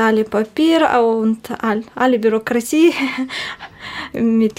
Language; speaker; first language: German; non-native, learner; Russian